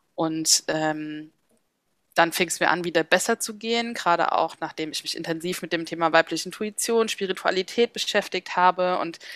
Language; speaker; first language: German; native; German